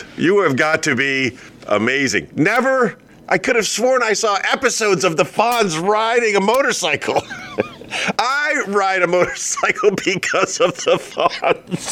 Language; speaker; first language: English; native; English